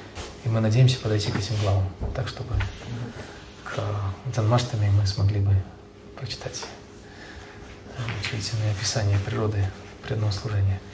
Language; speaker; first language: Russian; native; Russian